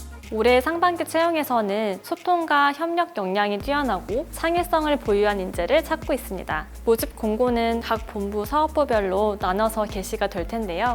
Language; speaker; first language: Korean; native; Korean